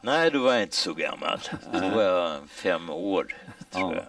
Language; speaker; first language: Swedish; native; Swedish